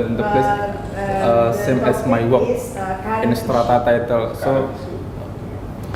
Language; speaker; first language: English; non-native, learner; Malay